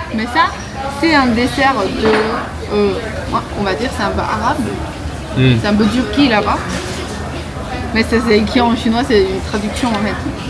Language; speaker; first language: French; non-native, learner; Chinese